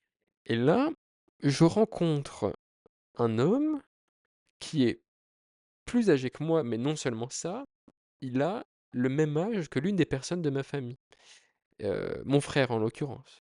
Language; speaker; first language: French; native; French